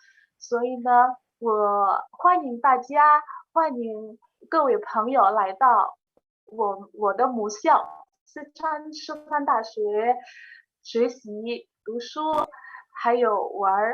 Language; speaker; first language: Chinese; non-native, fluent; Indonesian